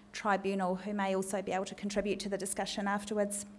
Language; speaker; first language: English; native; English